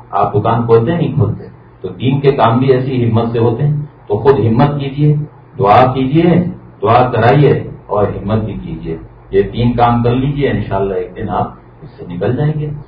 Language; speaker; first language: Urdu; native; Urdu